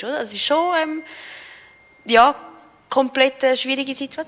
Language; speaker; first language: German; native; German